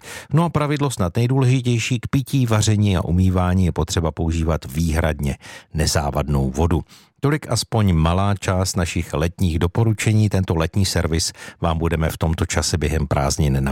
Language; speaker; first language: Czech; native; Czech